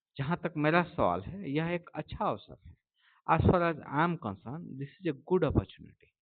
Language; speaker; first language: Hindi; native; Hindi